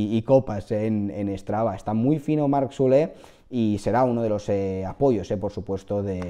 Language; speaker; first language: Spanish; native; Spanish